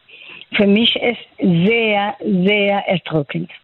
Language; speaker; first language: German; non-native, fluent; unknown